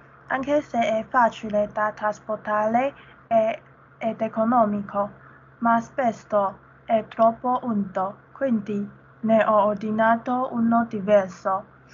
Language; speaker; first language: Italian; non-native, learner; Chinese